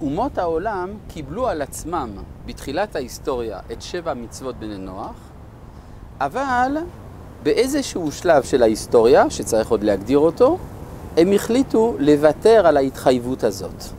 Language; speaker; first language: Hebrew; non-native, fluent; French